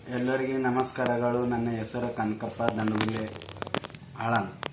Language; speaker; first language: Kannada; native; Kannada